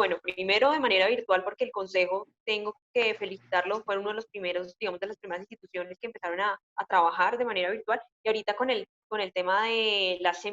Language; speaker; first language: Spanish; native; Spanish